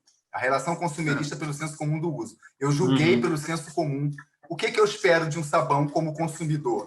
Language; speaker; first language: Portuguese; native; Portuguese